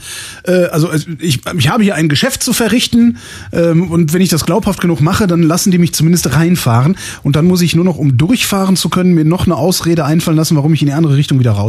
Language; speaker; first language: German; native; German